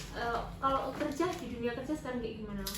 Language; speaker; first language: Indonesian; native; Indonesian